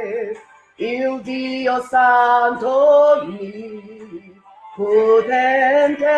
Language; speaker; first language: Italian; non-native, fluent; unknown